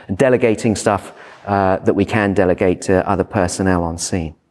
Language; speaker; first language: English; native; English